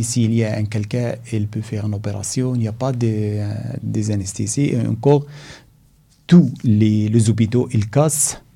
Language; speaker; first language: French; non-native, learner; Arabic